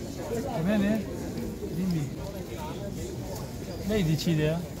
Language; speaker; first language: Italian; non-native, learner; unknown